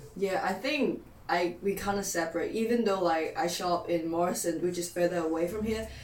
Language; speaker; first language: English; non-native, local second language; Cantonese